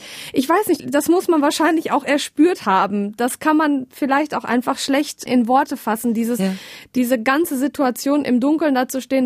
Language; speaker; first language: German; native; German